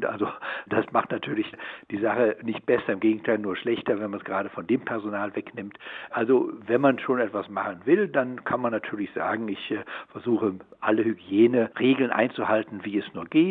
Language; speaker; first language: German; native; German